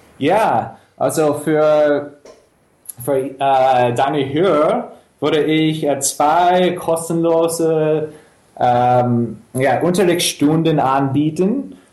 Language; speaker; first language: German; non-native, fluent; English